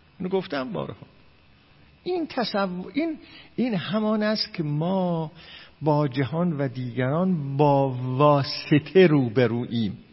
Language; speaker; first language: Persian; non-native, local second language; Azerbaijani